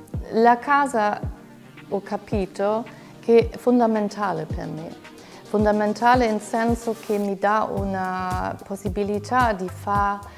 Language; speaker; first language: Italian; non-native, fluent; German